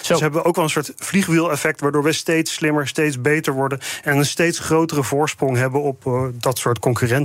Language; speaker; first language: Dutch; native; Dutch